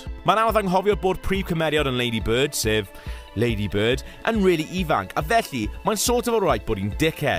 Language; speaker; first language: Welsh; native; Welsh